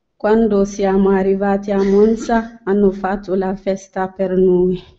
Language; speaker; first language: Italian; non-native, learner; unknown